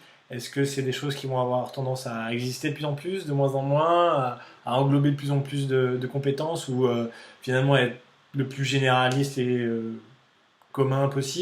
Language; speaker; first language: French; native; French